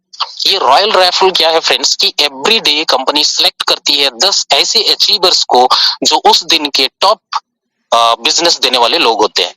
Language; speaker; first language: Hindi; native; Hindi